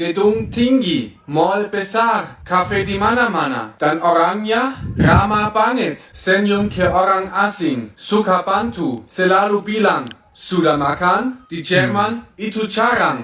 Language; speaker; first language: Indonesian; non-native, fluent; German